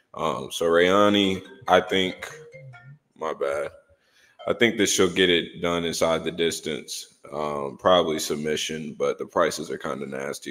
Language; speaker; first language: English; native; English